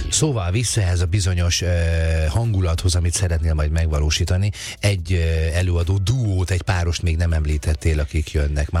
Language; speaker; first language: Hungarian; native; Hungarian